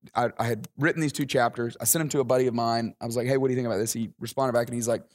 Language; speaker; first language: English; native; English